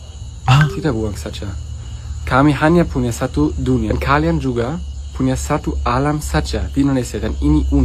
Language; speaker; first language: Indonesian; non-native, learner; German